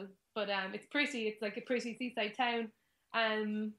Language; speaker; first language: English; native; English